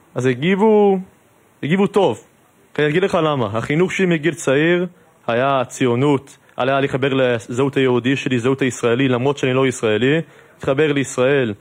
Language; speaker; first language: Hebrew; early bilingual, heritage; English